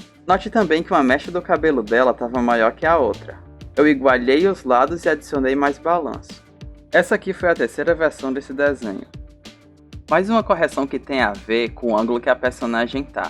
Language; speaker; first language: Portuguese; native; Portuguese